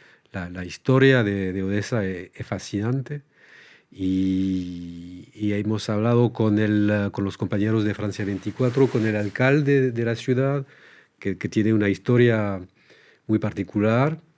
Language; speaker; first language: Spanish; non-native, fluent; French